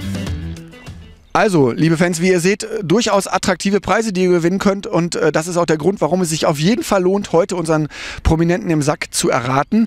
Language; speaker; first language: German; native; German